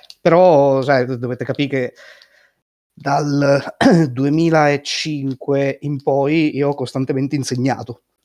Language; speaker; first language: Italian; native; Italian